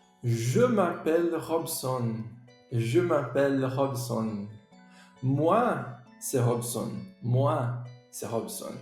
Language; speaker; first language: French; non-native, fluent; Portuguese